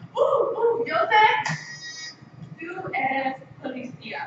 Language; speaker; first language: Spanish; non-native, learner; English